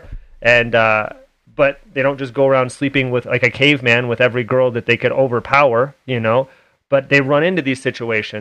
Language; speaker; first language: English; native; English